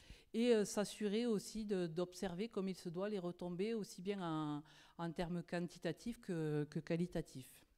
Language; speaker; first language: French; native; French